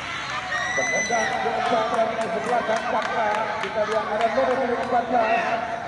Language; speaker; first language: Indonesian; native; Indonesian